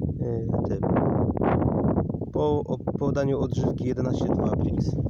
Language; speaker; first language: Polish; native; Polish